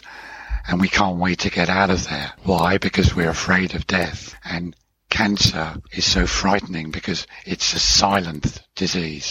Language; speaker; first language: English; native; English